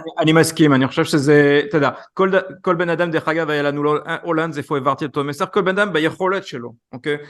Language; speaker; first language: Hebrew; non-native, fluent; French